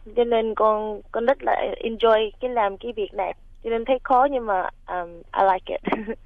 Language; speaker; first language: Vietnamese; early bilingual, heritage; Vietnamese